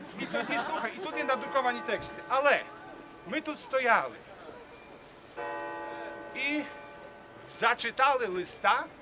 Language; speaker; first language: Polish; non-native, learner; Ukrainian